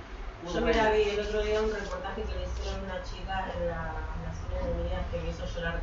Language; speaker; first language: Spanish; native; Spanish